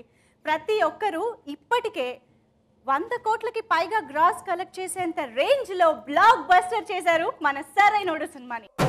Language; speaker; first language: Telugu; native; Telugu